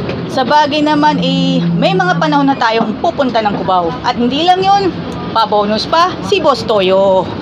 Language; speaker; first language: Filipino; native; Filipino